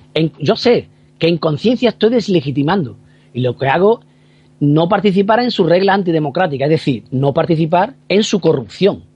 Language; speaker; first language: Spanish; native; Spanish